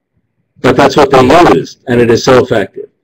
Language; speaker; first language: English; native; English